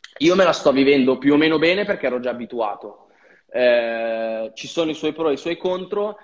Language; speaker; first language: Italian; native; Italian